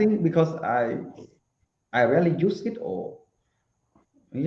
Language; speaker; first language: English; non-native, learner; Khmer